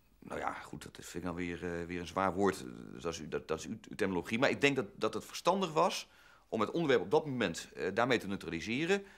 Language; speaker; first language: Dutch; native; Dutch